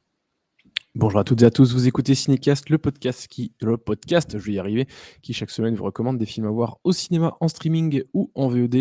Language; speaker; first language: French; native; French